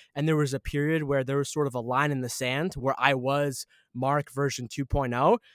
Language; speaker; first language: English; early bilingual, other home language; Arabic